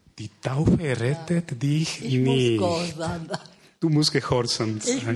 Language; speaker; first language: German; non-native, fluent; Spanish